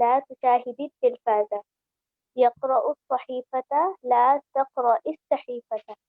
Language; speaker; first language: Arabic; non-native, learner; Urdu